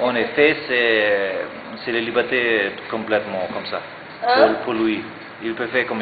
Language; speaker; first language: French; non-native, learner; German